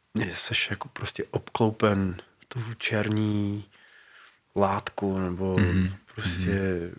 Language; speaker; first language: Czech; non-native, fluent; English